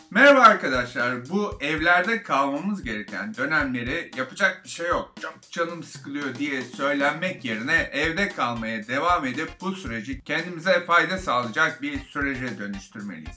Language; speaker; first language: Turkish; native; Turkish